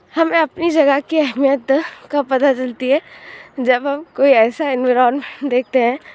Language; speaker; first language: Hindi; native; Hindi